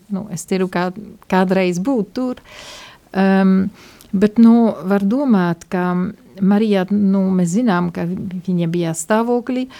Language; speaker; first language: Latvian; non-native, fluent; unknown